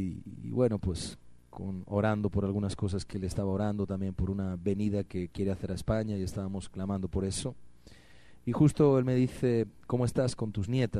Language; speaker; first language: Spanish; native; Spanish